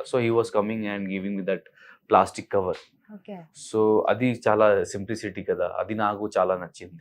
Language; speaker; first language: Telugu; non-native, learner; Hindi